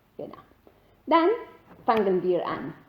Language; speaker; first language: German; non-native, learner; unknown